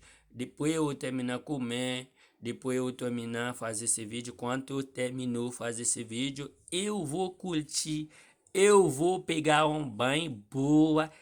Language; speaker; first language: Portuguese; non-native, learner; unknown